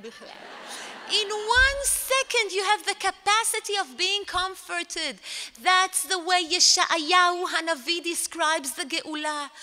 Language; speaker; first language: English; non-native, fluent; Hebrew